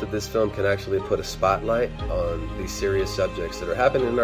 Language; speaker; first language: English; early bilingual, other home language; Spanish